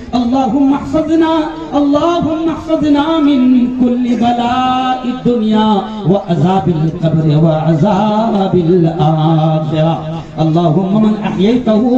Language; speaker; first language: Urdu; native; Urdu